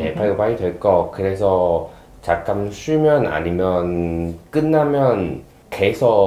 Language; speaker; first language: Korean; non-native, learner; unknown